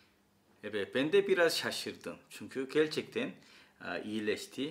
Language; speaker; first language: Turkish; non-native, fluent; Korean